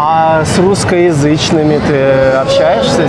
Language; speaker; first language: Russian; native; Russian